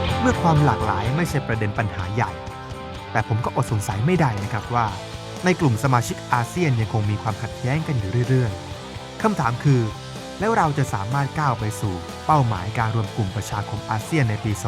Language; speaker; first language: Thai; native; Thai